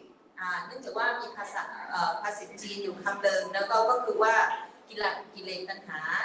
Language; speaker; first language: Thai; native; Thai